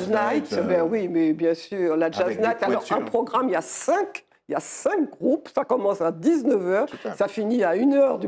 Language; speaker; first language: French; native; French